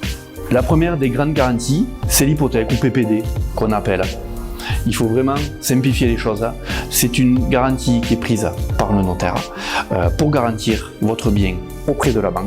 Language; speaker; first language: French; native; French